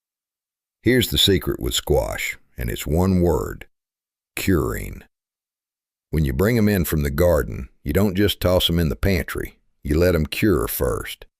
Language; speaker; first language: English; native; English